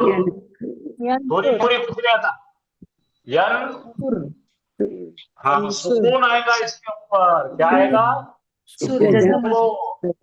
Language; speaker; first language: Hindi; native; Hindi